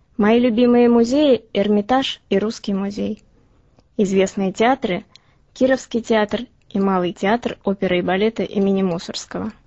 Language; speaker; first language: Russian; native; Russian